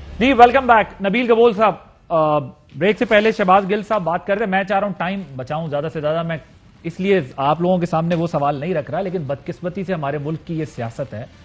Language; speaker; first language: Urdu; native; Urdu